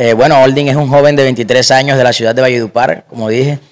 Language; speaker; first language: Spanish; native; Spanish